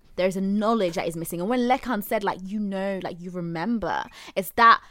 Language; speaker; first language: English; non-native, local second language; Swahili